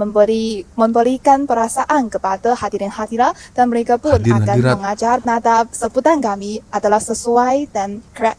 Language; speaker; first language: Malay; non-native, fluent; Chinese